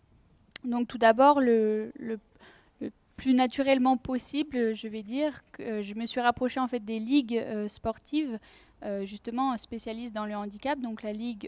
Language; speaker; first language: French; native; French